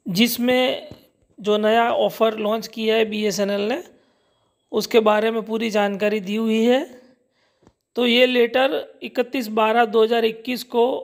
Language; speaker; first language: Hindi; non-native, local second language; Gujarati